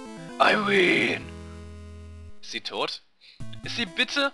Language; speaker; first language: German; native; German